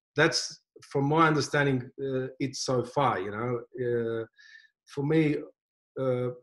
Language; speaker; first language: English; native; English